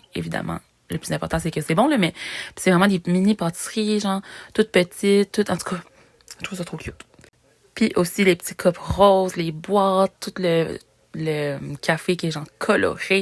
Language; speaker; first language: French; native; French